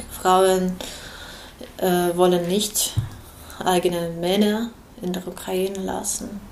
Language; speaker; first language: German; non-native, learner; Ukrainian